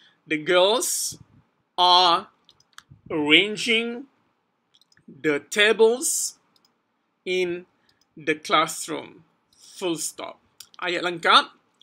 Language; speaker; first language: English; non-native, local second language; Malay